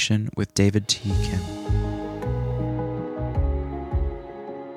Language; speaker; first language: English; native; English